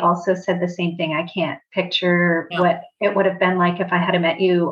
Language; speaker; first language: English; native; English